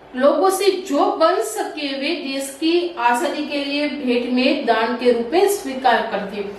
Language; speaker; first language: Hindi; non-native, local second language; Gujarati